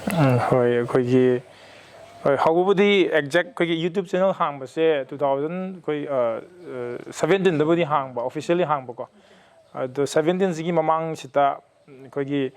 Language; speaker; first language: Manipuri; native; Manipuri